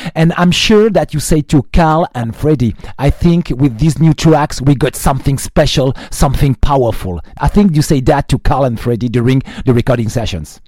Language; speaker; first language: English; non-native, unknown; French